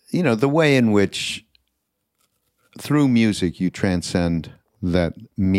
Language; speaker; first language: English; native; English